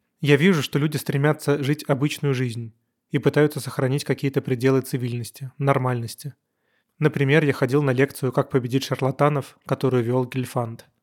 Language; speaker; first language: Russian; native; Russian